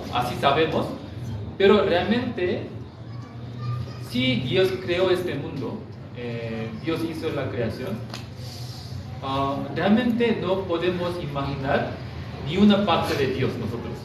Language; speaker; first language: Spanish; non-native, fluent; Korean